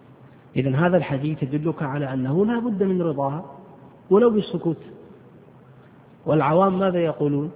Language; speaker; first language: Arabic; native; Arabic